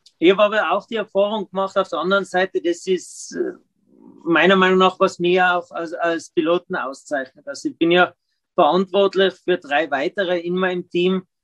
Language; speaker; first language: German; native; German